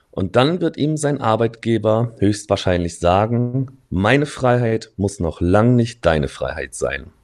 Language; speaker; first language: German; native; German